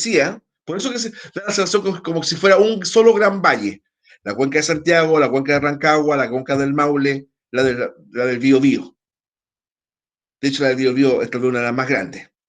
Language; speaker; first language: Spanish; native; Spanish